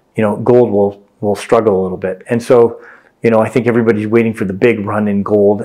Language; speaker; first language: English; native; English